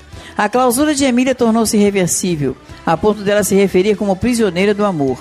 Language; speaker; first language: Portuguese; native; Portuguese